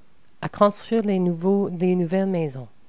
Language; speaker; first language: French; non-native, learner; English